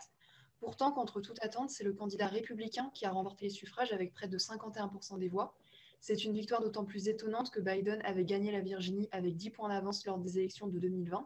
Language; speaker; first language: French; native; French